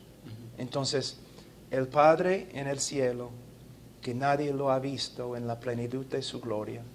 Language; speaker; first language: Spanish; non-native, fluent; English